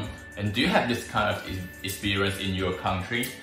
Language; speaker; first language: English; non-native, learner; Chinese